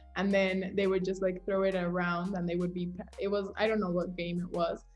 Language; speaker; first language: English; early bilingual, other home language; Spanish